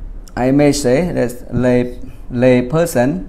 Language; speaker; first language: English; non-native, fluent; Khmer